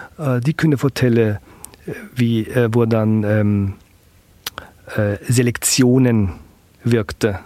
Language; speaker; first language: Norwegian; early bilingual, heritage; German